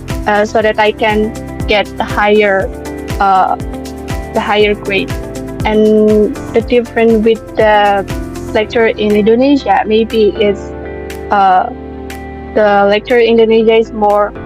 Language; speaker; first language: English; non-native, learner; Indonesian